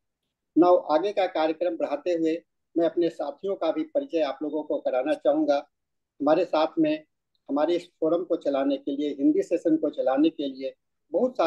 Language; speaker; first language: Hindi; native; Hindi